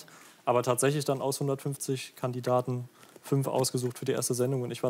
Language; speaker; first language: German; native; German